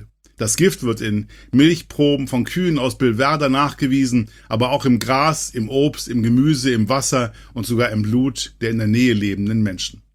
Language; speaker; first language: German; native; German